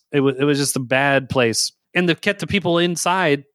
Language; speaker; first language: English; native; English